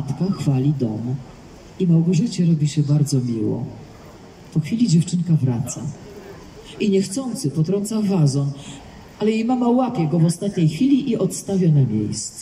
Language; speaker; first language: Polish; native; Polish